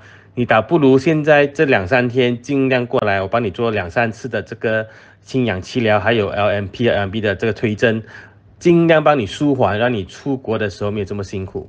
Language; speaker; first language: Chinese; native; Chinese